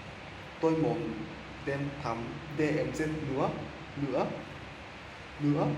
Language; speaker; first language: Vietnamese; non-native, learner; Japanese